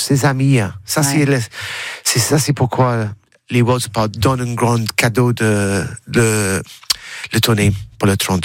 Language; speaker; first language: French; non-native, learner; English